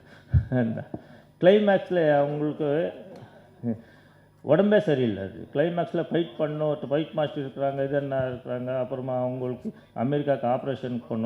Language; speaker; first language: Tamil; non-native, learner; Kannada